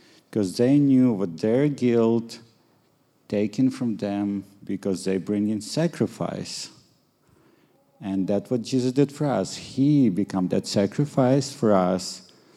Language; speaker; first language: English; non-native, fluent; Ukrainian